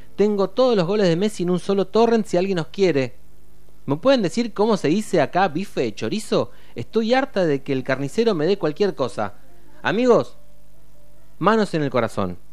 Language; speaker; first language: Spanish; native; Spanish